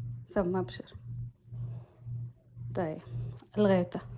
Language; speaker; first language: Arabic; native; Arabic